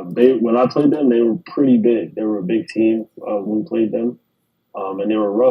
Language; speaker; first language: English; native; English